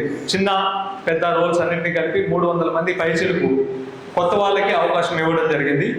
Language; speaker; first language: Telugu; native; Telugu